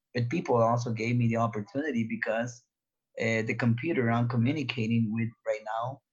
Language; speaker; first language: English; native; English